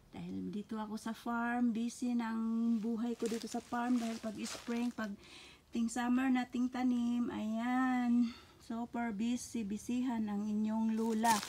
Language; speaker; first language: Filipino; non-native, local second language; Cebuano